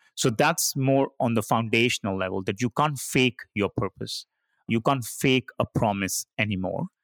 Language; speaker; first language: English; non-native, local second language; Hindi